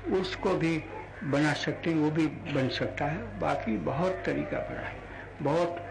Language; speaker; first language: Hindi; non-native, local second language; Gujarati